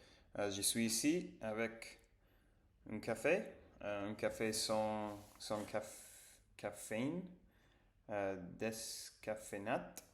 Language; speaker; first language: French; non-native, learner; English